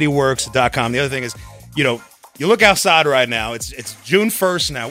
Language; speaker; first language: English; native; English